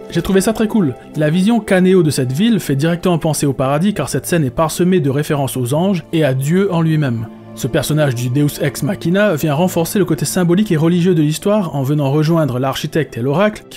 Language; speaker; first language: French; native; French